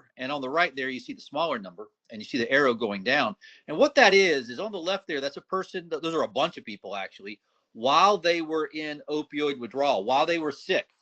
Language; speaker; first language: English; native; English